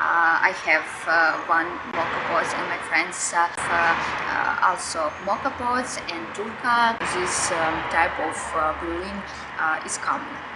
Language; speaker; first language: English; non-native, learner; Russian